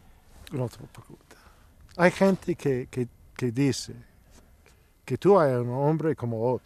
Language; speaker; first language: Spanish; non-native, learner; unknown